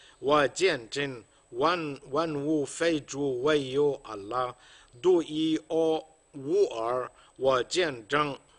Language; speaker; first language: Chinese; non-native, fluent; Arabic